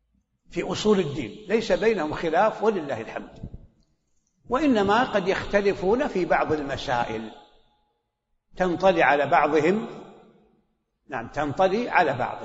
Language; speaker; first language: Arabic; native; Arabic